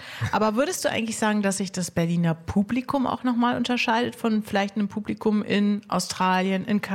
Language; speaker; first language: German; native; German